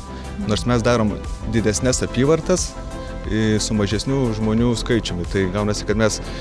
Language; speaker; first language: Lithuanian; native; Lithuanian